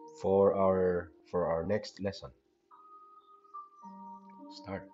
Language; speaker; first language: English; non-native, learner; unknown